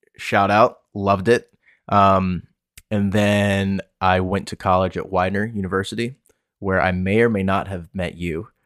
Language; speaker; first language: English; native; English